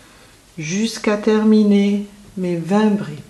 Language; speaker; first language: French; native; French